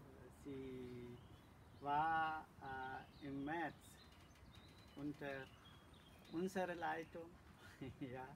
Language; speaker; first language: German; non-native, learner; Sinhala